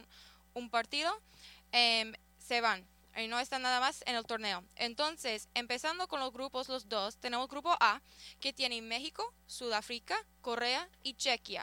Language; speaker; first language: Spanish; early bilingual, heritage; Spanish